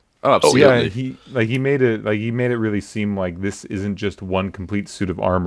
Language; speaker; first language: English; native; English